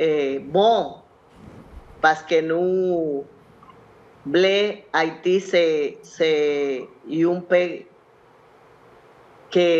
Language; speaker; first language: Haitian Creole; non-native, learner; Spanish